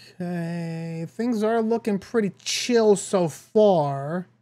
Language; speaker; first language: English; native; English